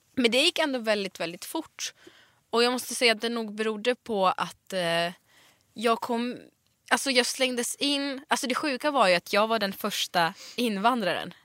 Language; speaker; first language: Swedish; early bilingual, other home language; Russian